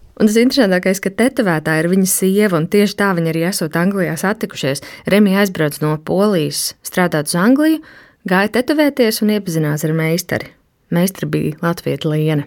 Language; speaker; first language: Latvian; native; Latvian